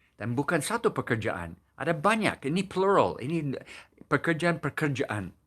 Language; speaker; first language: Indonesian; non-native, fluent; English